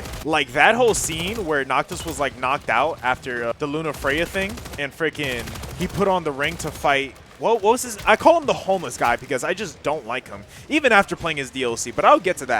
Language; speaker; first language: English; native; English